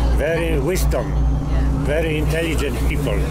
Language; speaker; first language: English; non-native, learner; Polish